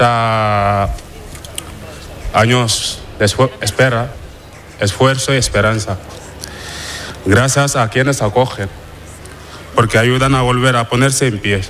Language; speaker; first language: Spanish; non-native, fluent; Wolof